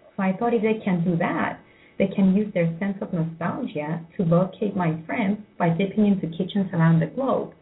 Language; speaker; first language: English; non-native, fluent; Greek